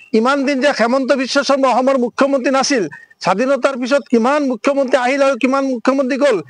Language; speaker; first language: Assamese; non-native, local second language; Bangla